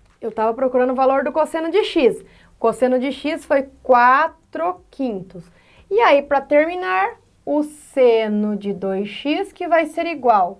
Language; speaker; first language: Portuguese; native; Portuguese